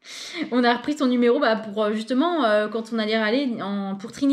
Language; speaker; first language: French; native; French